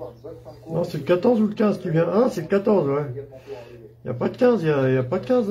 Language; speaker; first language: French; native; French